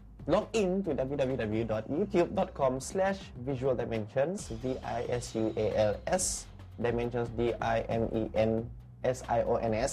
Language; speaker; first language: English; non-native, local second language; Malay